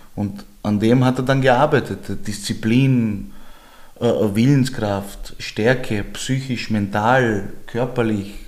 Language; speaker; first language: German; early bilingual, other home language; Georgian